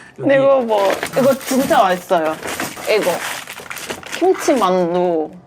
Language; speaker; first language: Korean; non-native, fluent; Indonesian